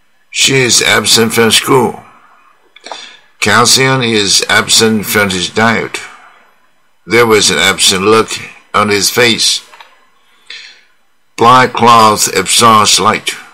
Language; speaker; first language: English; non-native, fluent; Chinese